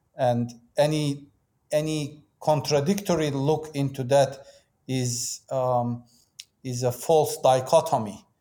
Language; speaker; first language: English; non-native, fluent; Turkish